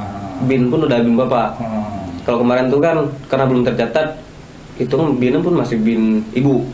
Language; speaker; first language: Malay; native; Malay